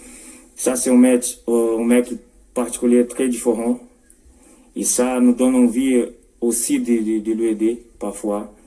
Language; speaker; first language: French; non-native, fluent; Portuguese